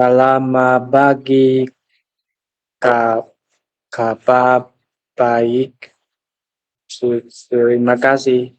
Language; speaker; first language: Indonesian; non-native, learner; Chinese